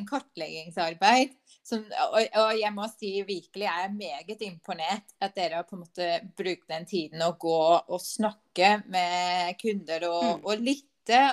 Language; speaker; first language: Swedish; non-native, fluent; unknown